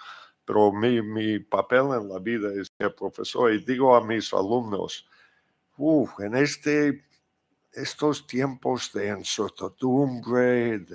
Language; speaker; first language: Spanish; non-native, fluent; English